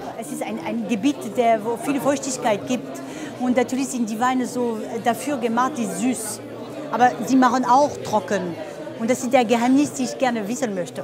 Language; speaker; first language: German; non-native, fluent; French